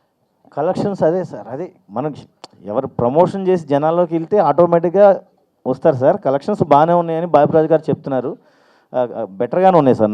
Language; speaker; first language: Telugu; native; Telugu